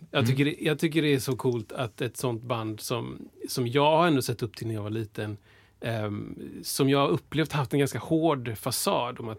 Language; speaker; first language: Swedish; early bilingual, other home language; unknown